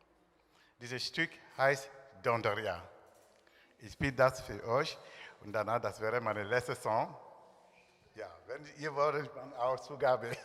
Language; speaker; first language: German; non-native, learner; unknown